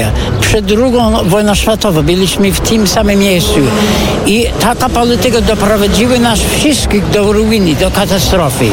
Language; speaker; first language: Polish; non-native, fluent; English